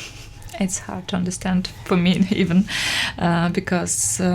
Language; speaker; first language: English; non-native, fluent; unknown